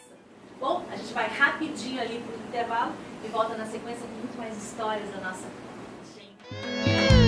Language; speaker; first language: Portuguese; native; Portuguese